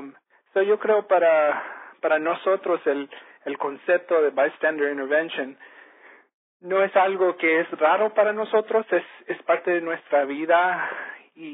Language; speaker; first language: Spanish; early bilingual, heritage; Spanish